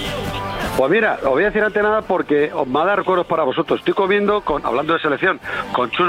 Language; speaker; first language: Spanish; native; Spanish